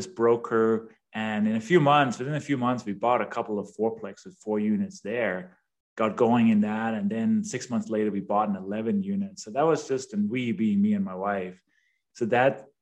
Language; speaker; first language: English; non-native, fluent; Danish